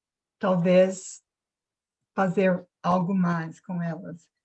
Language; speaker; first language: Portuguese; non-native, fluent; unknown